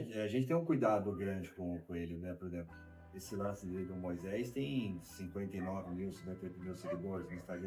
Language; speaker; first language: Portuguese; native; Portuguese